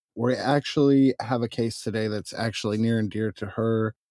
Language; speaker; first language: English; native; English